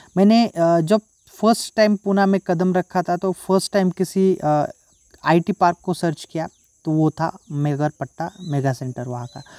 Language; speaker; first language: Hindi; native; Hindi